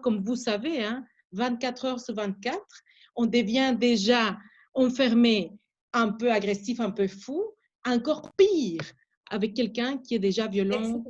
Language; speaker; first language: French; non-native, fluent; Spanish